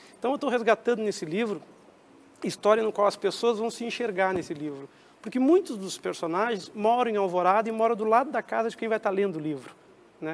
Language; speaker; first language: Portuguese; native; Portuguese